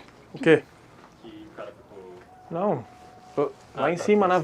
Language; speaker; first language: Portuguese; native; Portuguese